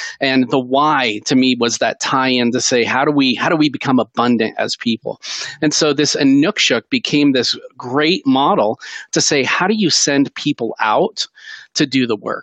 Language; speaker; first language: English; native; English